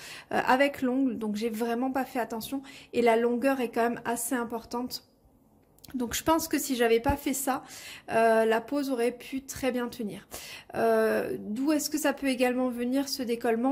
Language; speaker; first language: French; native; French